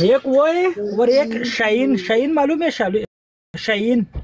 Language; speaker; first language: Hindi; non-native, learner; Pashto